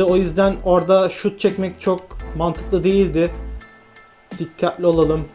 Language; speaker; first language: Turkish; native; Turkish